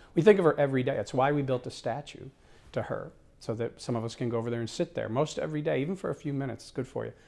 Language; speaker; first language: English; native; English